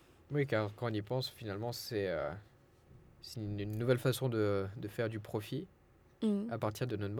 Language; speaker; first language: French; non-native, fluent; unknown